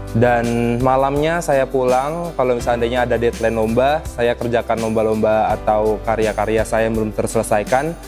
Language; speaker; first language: Indonesian; native; Indonesian